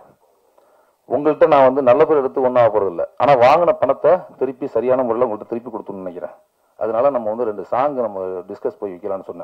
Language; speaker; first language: Tamil; native; Tamil